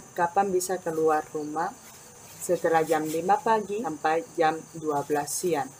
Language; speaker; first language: Indonesian; non-native, fluent; Spanish